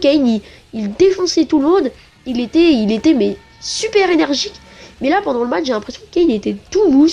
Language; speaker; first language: French; native; French